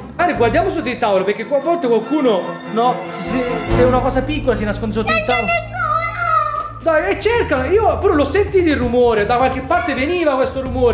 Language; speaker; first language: Italian; native; Italian